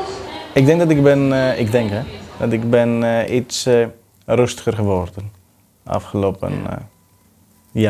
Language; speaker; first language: Dutch; non-native, fluent; Greek